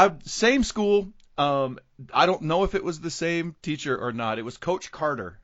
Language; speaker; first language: English; native; English